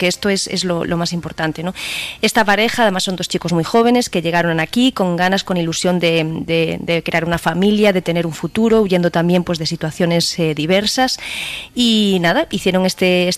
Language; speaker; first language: Spanish; native; Spanish